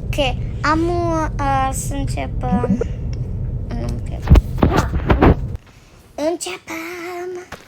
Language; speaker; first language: Romanian; early bilingual, heritage; Romanian